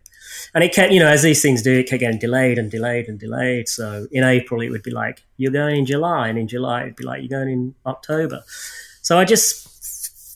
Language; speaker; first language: English; native; English